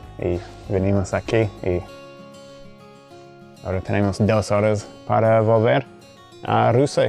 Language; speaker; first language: Spanish; non-native, fluent; English